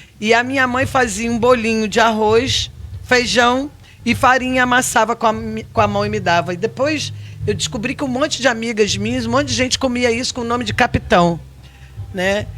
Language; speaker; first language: Portuguese; native; Portuguese